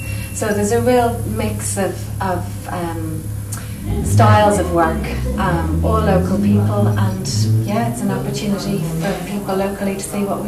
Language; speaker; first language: English; native; English